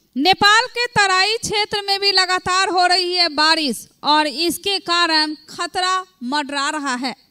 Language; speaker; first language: Hindi; native; Hindi